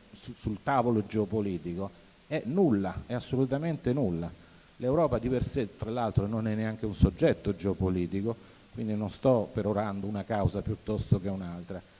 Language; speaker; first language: Italian; native; Italian